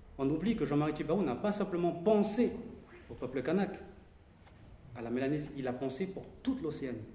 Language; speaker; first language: French; non-native, local second language; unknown